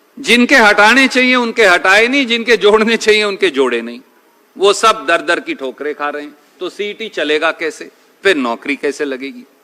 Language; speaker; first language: Hindi; native; Hindi